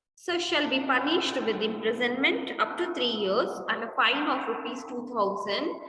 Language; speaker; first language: English; non-native, local second language; Kannada